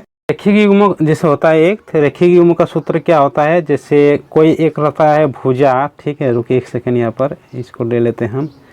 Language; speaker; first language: Hindi; native; Hindi